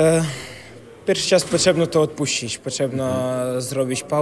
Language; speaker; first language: Polish; non-native, learner; Ukrainian